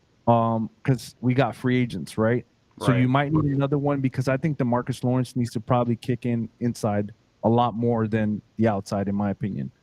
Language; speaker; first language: English; native; English